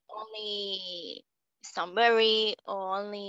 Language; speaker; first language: English; non-native, learner; Spanish